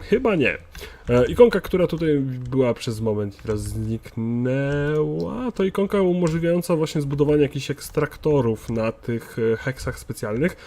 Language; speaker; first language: Polish; native; Polish